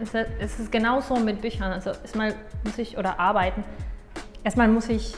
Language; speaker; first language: German; non-native, fluent; Spanish